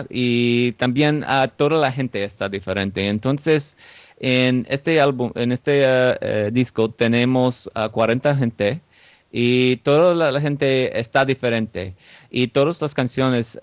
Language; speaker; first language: Spanish; non-native, learner; English